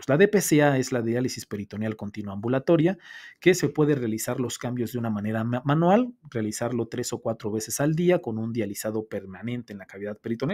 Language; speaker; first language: Spanish; native; Spanish